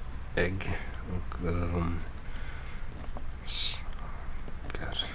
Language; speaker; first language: Swedish; non-native, learner; English